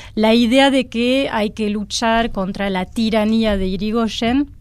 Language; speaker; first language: Spanish; non-native, fluent; French